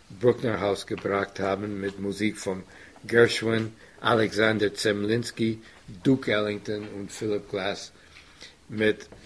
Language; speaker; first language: German; non-native, fluent; English